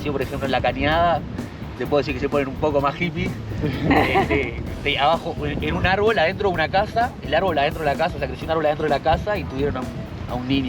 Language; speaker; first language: Spanish; native; Spanish